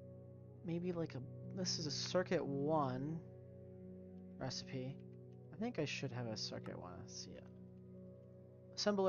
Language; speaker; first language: English; native; English